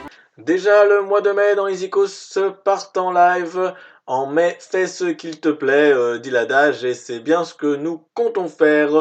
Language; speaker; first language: French; native; French